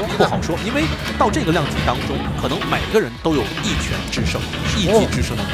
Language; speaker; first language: Chinese; native; Chinese